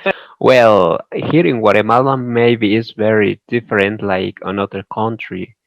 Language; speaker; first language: English; non-native, learner; Spanish